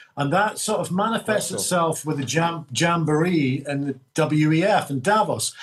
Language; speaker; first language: English; native; English